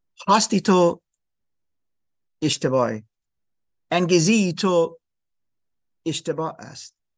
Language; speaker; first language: Persian; non-native, learner; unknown